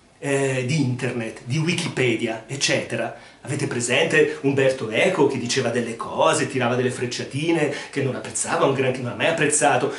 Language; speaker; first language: Italian; non-native, fluent; Spanish